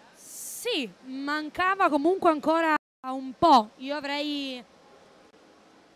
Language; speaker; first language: Italian; native; Italian